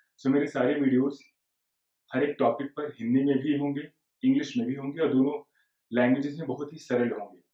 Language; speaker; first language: Hindi; native; Hindi